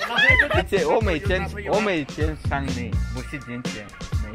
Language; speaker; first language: Chinese; non-native, learner; Rundi